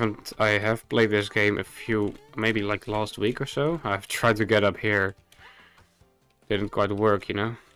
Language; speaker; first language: English; non-native, fluent; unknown